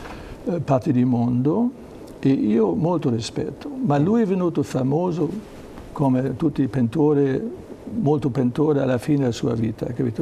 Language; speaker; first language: Italian; non-native, learner; German